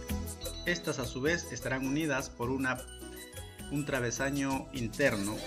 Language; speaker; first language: Spanish; native; Spanish